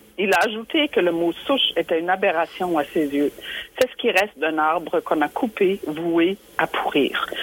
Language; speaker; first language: French; non-native, fluent; German